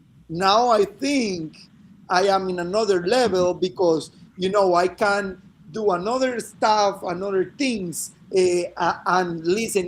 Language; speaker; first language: English; non-native, fluent; Spanish